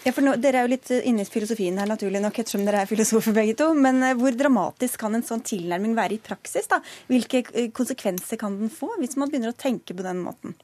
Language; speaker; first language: Norwegian; native; Norwegian